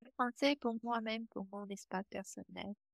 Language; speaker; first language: French; non-native, fluent; Romanian